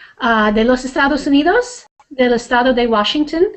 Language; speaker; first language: Spanish; non-native, learner; English